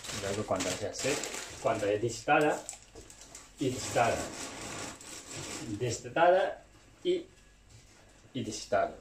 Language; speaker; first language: Spanish; non-native, learner; Chinese